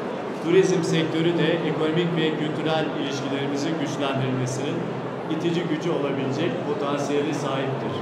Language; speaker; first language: Turkish; native; Turkish